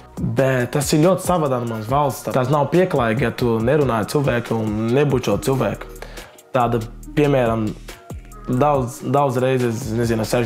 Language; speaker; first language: Latvian; non-native, learner; Portuguese